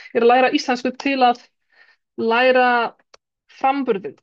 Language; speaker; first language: Icelandic; non-native, fluent; Polish